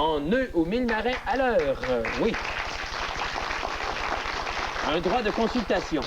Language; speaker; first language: French; native; French